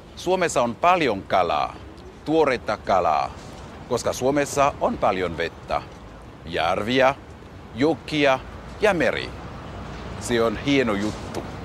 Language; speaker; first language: Finnish; non-native, learner; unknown